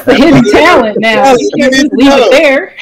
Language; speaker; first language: English; native; English